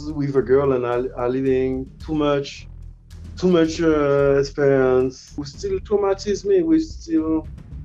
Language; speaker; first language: English; non-native, learner; French